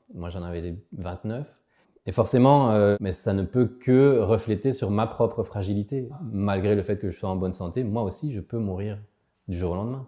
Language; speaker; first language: French; early bilingual, other home language; Spanish